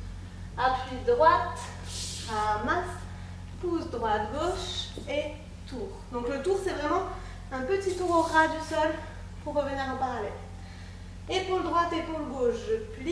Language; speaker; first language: French; native; French